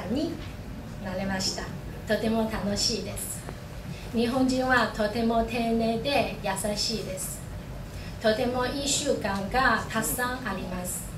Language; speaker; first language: Japanese; non-native, learner; Chinese